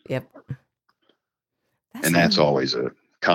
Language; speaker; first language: English; native; English